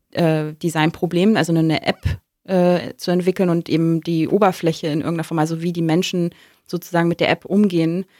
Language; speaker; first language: German; native; German